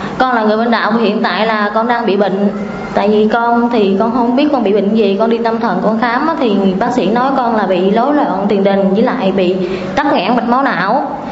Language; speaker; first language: Vietnamese; native; Vietnamese